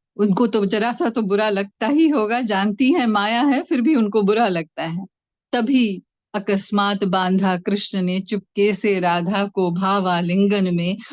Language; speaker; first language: Hindi; non-native, local second language; Tamil